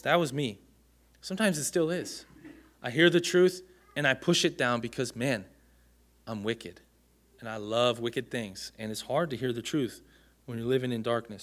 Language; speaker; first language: English; native; English